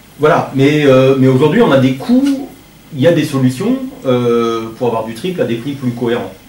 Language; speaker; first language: French; native; French